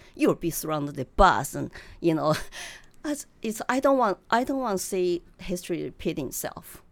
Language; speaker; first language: English; non-native, fluent; Chinese